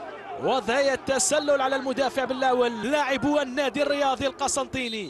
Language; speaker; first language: Arabic; native; Arabic